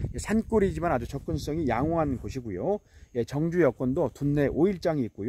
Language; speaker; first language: Korean; native; Korean